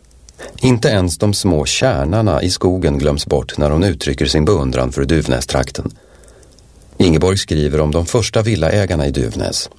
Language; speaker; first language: Swedish; native; Swedish